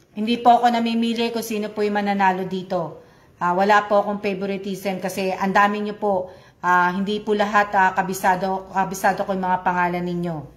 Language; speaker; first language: Filipino; native; Filipino